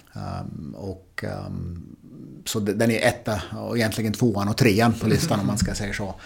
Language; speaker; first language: Swedish; non-native, fluent; English